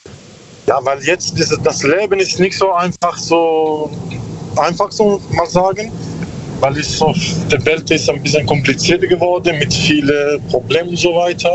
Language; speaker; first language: German; non-native, learner; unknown